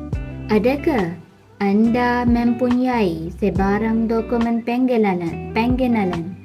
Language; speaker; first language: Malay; non-native, fluent; Urdu